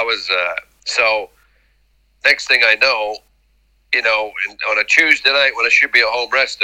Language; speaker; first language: English; native; English